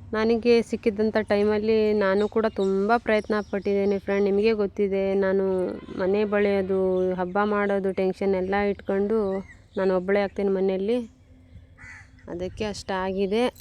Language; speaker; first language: Kannada; non-native, local second language; Urdu